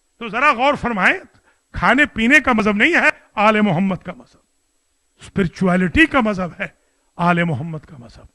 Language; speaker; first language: Urdu; non-native, local second language; Punjabi